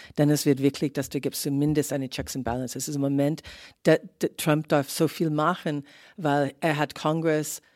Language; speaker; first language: German; non-native, fluent; English